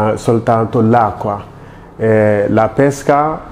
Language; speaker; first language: Italian; non-native, fluent; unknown